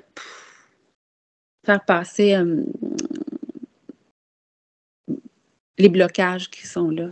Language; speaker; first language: French; native; French